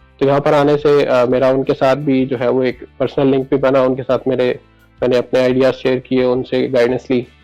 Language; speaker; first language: Urdu; non-native, local second language; Punjabi